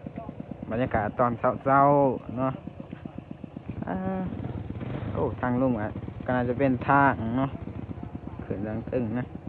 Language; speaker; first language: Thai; non-native, local second language; Northeastern Thai